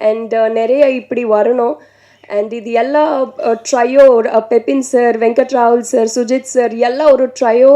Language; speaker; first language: Tamil; non-native, learner; Telugu